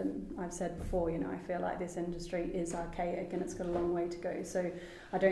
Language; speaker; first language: English; native; English